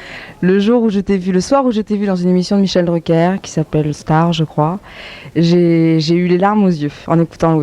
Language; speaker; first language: French; native; French